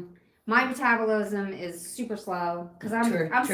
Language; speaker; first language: English; native; English